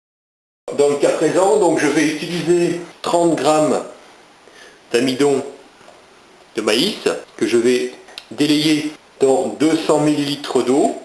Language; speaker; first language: French; native; French